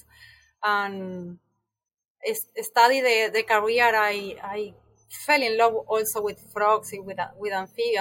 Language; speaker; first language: English; non-native, fluent; Spanish